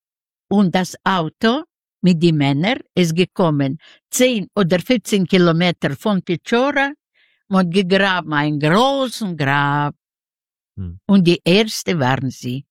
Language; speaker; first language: German; non-native, learner; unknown